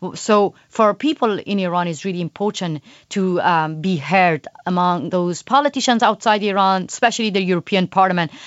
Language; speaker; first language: English; non-native, fluent; Persian